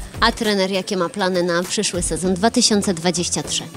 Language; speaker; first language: Polish; native; Polish